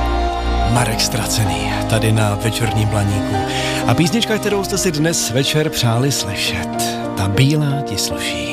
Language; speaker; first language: Czech; native; Czech